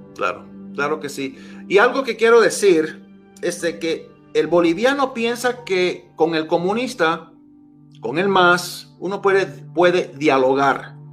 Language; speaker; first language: Spanish; early bilingual, heritage; Spanish